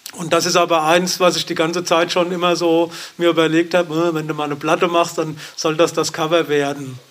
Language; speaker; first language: German; native; German